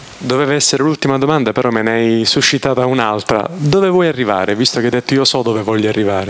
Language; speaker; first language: Italian; native; Italian